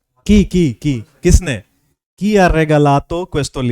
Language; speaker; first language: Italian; non-native, fluent; Hindi